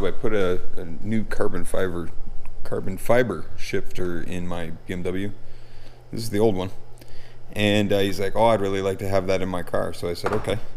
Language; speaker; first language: English; native; English